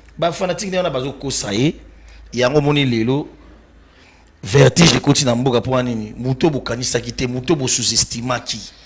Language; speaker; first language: Lingala; native; Lingala